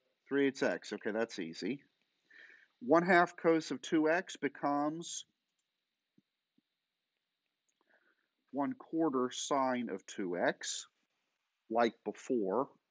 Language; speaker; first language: English; native; English